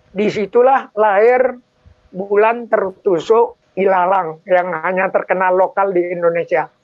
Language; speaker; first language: Indonesian; non-native, local second language; Madurese